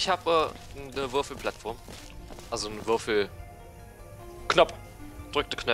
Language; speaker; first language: German; native; German